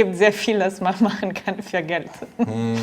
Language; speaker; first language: German; non-native, fluent; Arabic